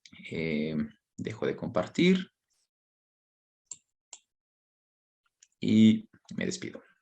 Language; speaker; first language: Spanish; native; Spanish